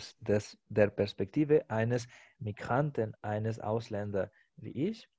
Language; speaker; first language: German; non-native, fluent; Spanish